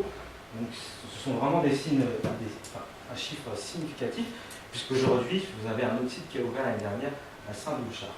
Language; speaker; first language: French; native; French